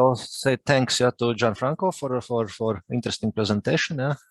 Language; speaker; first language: English; non-native, fluent; Latvian